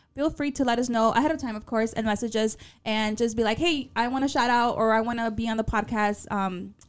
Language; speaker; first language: English; early bilingual, other home language; Spanish